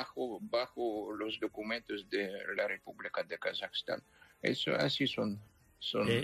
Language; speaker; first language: Spanish; non-native, fluent; Ukrainian